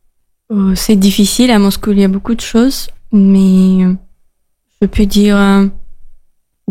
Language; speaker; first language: French; non-native, learner; Russian